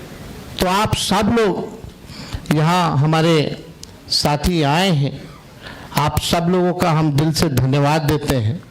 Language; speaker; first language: Hindi; native; Hindi